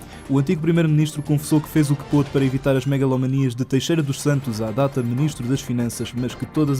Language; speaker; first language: Portuguese; native; Portuguese